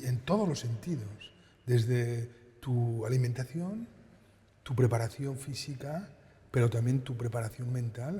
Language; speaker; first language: Spanish; native; Spanish